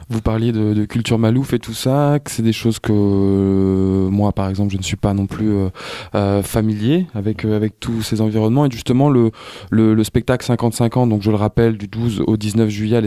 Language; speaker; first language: French; native; French